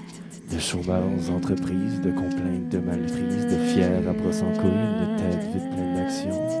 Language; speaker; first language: French; native; French